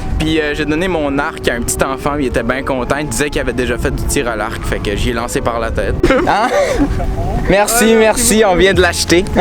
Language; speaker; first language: French; native; French